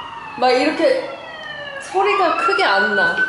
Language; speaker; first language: Korean; early bilingual, heritage; Korean